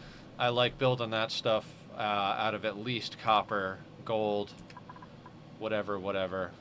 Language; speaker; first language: English; native; English